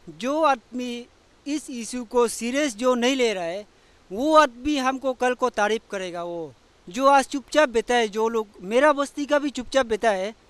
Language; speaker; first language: Hindi; non-native, local second language; Adi